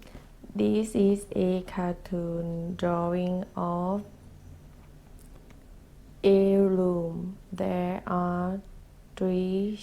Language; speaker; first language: English; non-native, learner; Thai